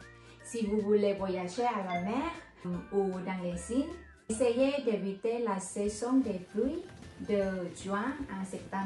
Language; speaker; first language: French; non-native, fluent; Thai